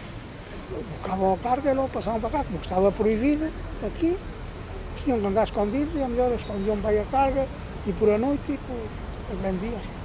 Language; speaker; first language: Portuguese; non-native, local second language; Spanish